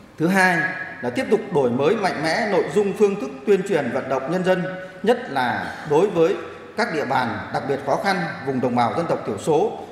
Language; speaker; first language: Vietnamese; non-native, local second language; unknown